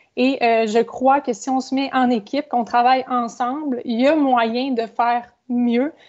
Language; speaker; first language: French; native; French